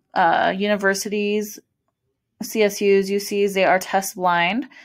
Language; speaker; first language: English; native; English